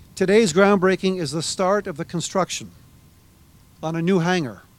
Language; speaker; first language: English; native; English